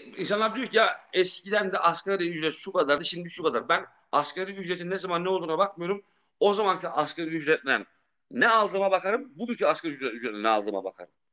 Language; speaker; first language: Turkish; early bilingual, heritage; Turkish